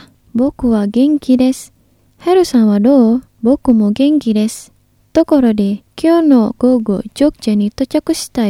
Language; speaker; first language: Japanese; non-native, fluent; Indonesian